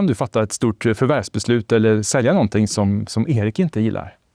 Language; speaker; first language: Swedish; native; Swedish